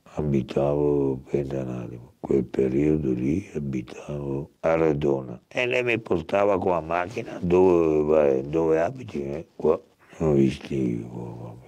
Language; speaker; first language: Italian; native; Italian